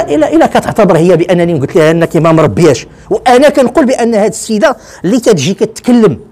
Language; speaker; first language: Arabic; native; Arabic